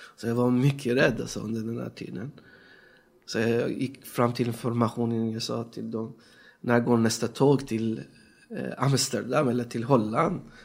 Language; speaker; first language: Swedish; non-native, fluent; Persian